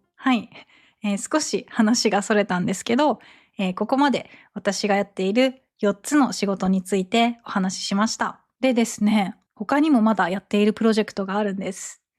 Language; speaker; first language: Japanese; native; Japanese